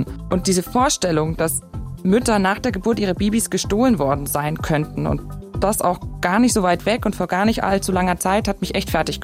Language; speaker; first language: German; native; German